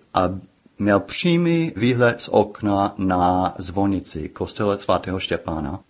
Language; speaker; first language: Czech; non-native, fluent; English